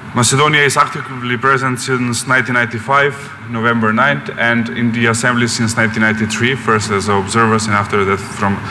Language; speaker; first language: English; non-native, fluent; Macedonian